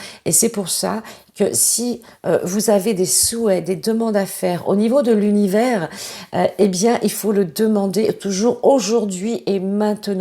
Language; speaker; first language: French; native; French